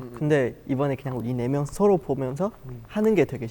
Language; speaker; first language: Korean; non-native, fluent; Chinese